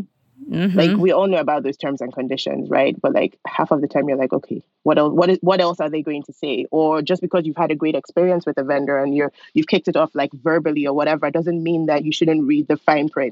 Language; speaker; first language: English; non-native, local second language; Yoruba